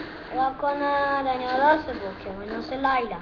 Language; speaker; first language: Hebrew; early bilingual, other home language; Russian